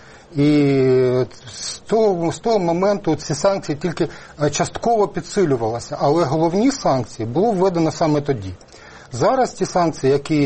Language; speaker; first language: Ukrainian; native; Ukrainian